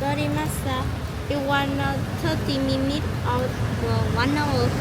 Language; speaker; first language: English; non-native, learner; Vietnamese